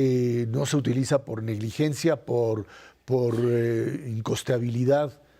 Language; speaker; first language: Spanish; native; Spanish